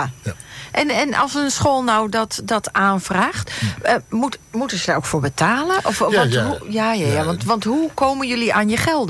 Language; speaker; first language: Dutch; native; Dutch